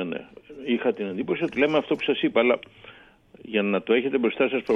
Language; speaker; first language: Greek; native; Greek